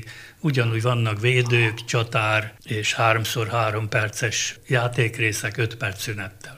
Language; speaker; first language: Hungarian; native; Hungarian